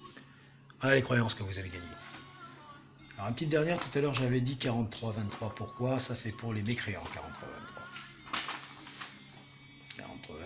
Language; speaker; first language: French; native; French